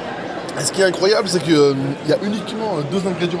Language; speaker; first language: French; native; French